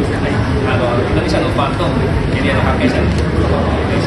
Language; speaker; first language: Japanese; non-native, local second language; Indonesian